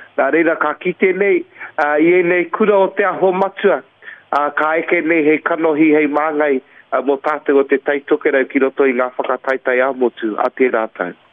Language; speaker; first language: Māori; native; Māori